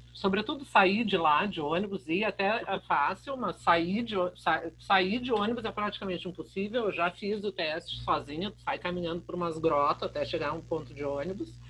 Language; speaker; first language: Portuguese; native; Portuguese